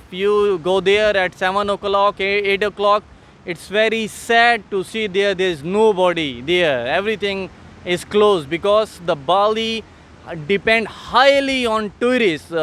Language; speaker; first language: English; non-native, learner; Urdu